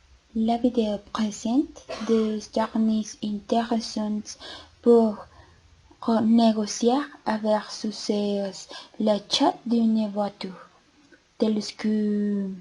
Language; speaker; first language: French; non-native, learner; Spanish